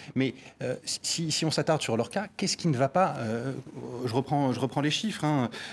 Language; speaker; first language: French; native; French